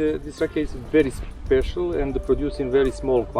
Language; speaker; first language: English; non-native, learner; Serbian